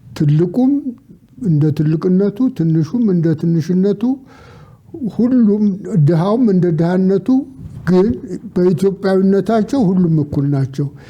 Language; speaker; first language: Amharic; native; Amharic